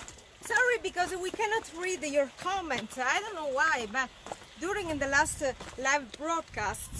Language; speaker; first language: English; non-native, learner; Italian